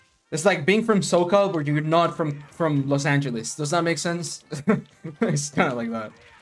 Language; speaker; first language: English; non-native, fluent; Spanish